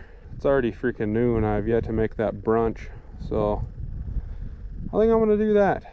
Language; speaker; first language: English; native; English